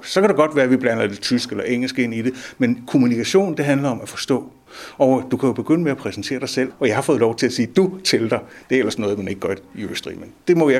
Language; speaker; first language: Danish; native; Danish